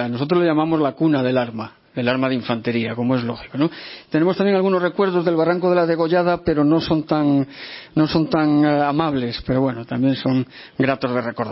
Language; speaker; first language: Spanish; native; Spanish